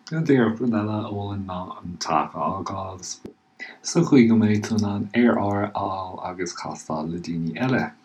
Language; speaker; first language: Irish; native; Irish